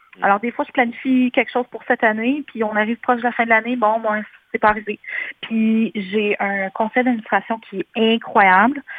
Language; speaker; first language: French; native; French